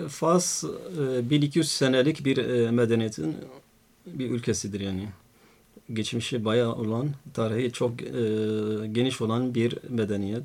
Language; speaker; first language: Turkish; non-native, fluent; Arabic